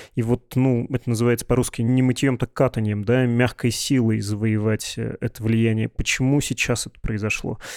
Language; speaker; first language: Russian; native; Russian